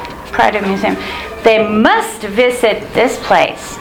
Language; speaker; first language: English; non-native, fluent; Spanish